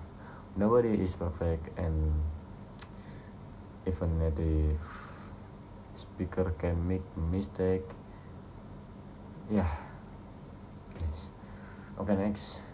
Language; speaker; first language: English; non-native, learner; Indonesian